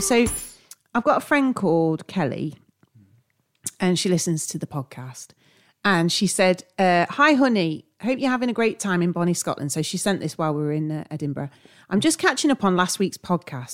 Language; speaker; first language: English; native; English